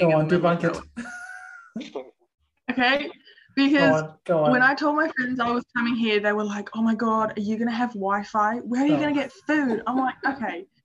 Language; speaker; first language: English; native; English